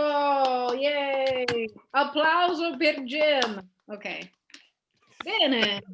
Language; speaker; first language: Italian; non-native, fluent; English